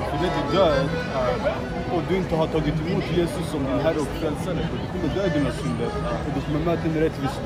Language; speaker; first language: Swedish; non-native, fluent; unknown